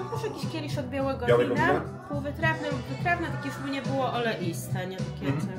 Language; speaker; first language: Polish; native; Polish